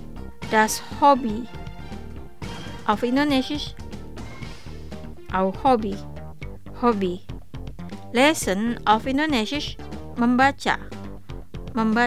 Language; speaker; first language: German; non-native, learner; Indonesian